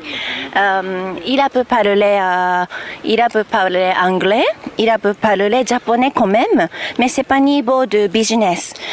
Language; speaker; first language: French; non-native, learner; Japanese